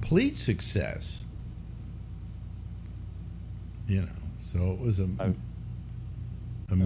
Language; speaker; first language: English; native; English